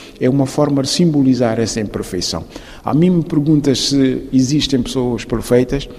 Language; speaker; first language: Portuguese; non-native, local second language; Upper Guinea Crioulo